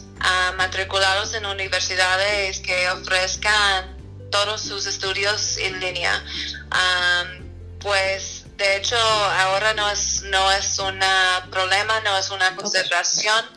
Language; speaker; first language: Spanish; non-native, fluent; English